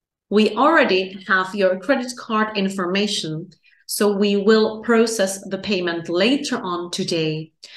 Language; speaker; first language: English; non-native, fluent; Czech